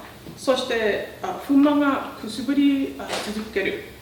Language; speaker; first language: Japanese; non-native, fluent; English